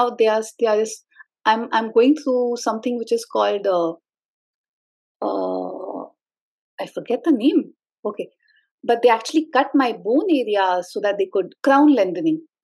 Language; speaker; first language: English; non-native, local second language; Hindi